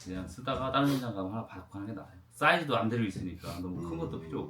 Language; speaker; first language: Korean; native; Korean